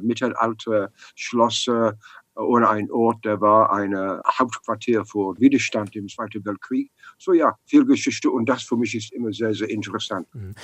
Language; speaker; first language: German; non-native, learner; English